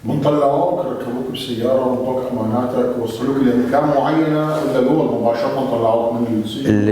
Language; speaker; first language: Arabic; native; Arabic